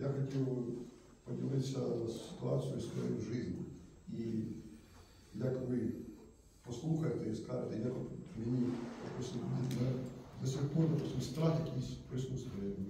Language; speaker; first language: Ukrainian; non-native, local second language; Russian